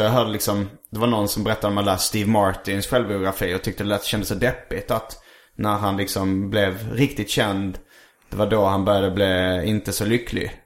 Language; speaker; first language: Swedish; native; Swedish